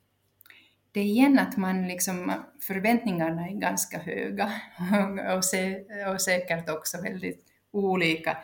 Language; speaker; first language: Swedish; non-native, local second language; Finnish